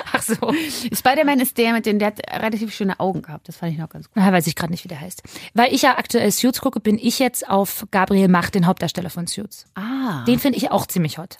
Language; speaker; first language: German; native; German